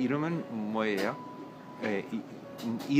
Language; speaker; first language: Korean; non-native, learner; English